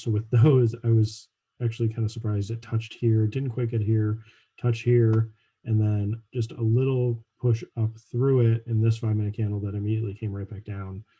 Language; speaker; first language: English; native; English